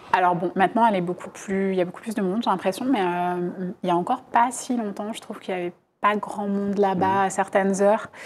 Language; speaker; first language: French; native; French